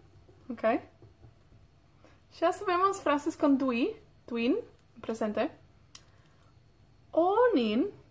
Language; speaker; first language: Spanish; non-native, fluent; Welsh